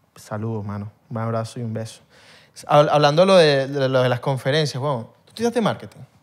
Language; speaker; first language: Spanish; native; Spanish